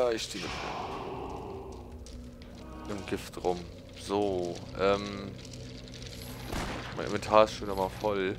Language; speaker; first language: German; native; German